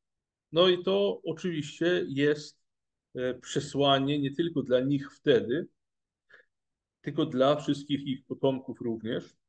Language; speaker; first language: Polish; non-native, fluent; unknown